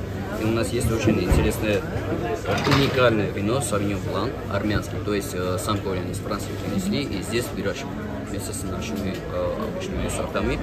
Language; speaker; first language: Russian; non-native, fluent; Armenian